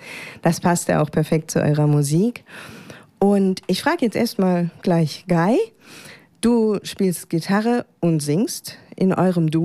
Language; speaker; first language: German; native; German